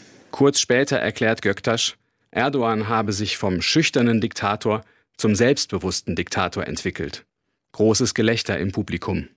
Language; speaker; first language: German; native; German